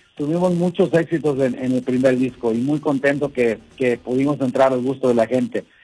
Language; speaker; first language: Spanish; early bilingual, heritage; Spanish